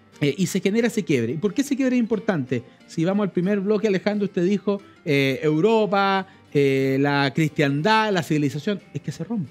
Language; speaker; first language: Spanish; native; Spanish